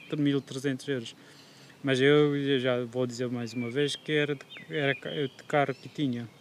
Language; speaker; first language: Portuguese; non-native, fluent; Turkish